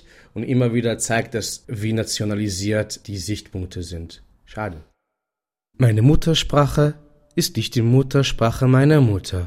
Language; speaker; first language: German; non-native, fluent; Hebrew